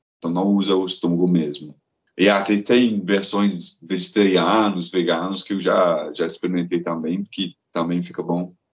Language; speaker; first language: Portuguese; non-native, fluent; English